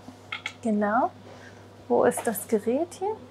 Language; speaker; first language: German; native; German